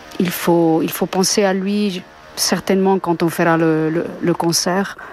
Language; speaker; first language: French; non-native, fluent; Italian